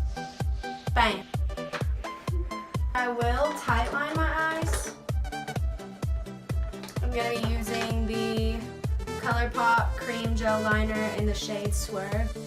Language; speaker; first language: English; native; English